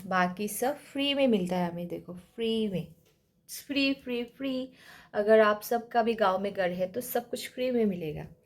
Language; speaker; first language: Hindi; non-native, local second language; Kok Borok